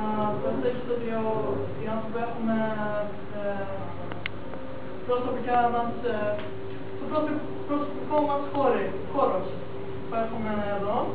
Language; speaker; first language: Greek; non-native, learner; Swedish